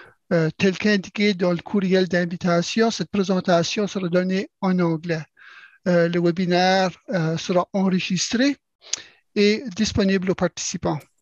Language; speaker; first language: French; native; French